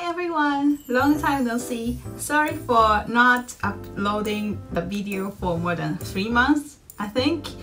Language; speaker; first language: English; non-native, fluent; Japanese